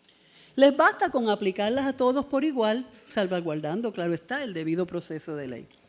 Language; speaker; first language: Spanish; native; Spanish